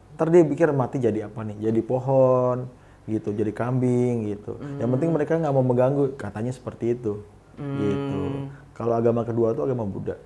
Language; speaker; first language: Indonesian; non-native, fluent; Korean